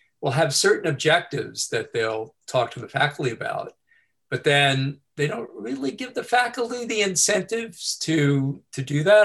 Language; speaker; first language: English; native; English